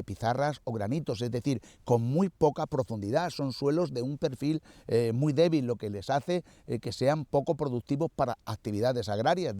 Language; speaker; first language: Spanish; native; Spanish